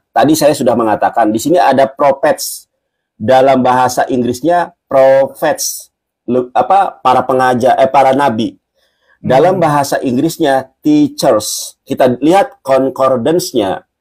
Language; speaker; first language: Indonesian; native; Indonesian